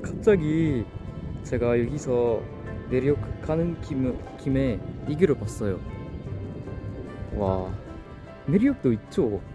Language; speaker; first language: Korean; non-native, learner; French